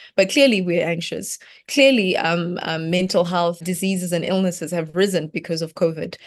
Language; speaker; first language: English; non-native, local second language; Venda